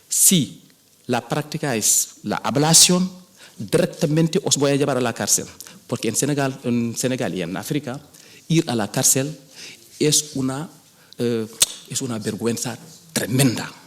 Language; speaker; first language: Spanish; non-native, fluent; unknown